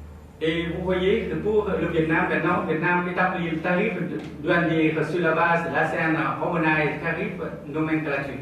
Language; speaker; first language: French; non-native, fluent; Vietnamese